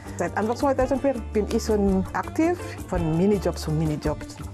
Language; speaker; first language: German; non-native, learner; Indonesian